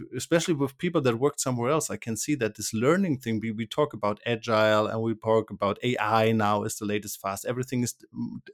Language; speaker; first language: English; non-native, fluent; German